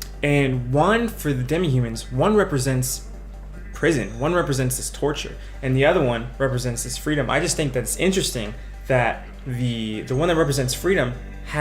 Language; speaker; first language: English; native; English